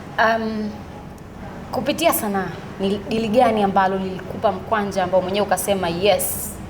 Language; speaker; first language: Swahili; native; Swahili